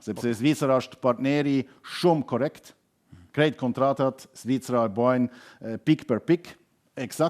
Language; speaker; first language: Albanian; non-native, learner; German